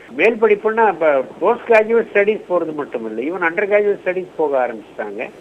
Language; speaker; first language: Tamil; native; Tamil